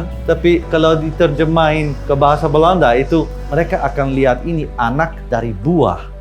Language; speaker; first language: Indonesian; non-native, learner; Dutch